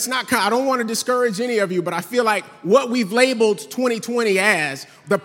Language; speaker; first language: English; native; English